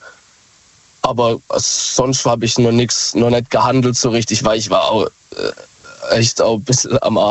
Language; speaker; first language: German; native; German